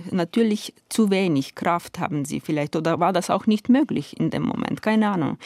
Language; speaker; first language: German; non-native, fluent; Ukrainian